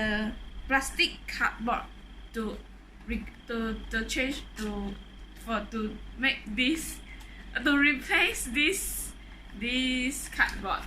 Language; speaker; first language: English; non-native, local second language; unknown